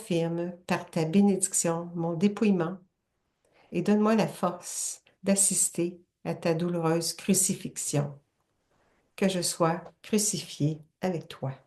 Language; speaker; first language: French; native; French